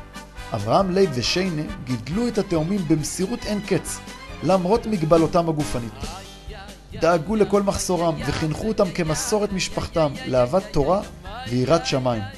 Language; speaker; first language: Hebrew; native; Hebrew